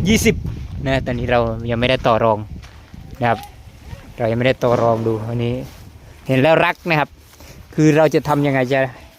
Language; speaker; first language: Thai; native; Thai